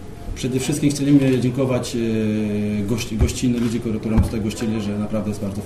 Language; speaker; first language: Polish; non-native, fluent; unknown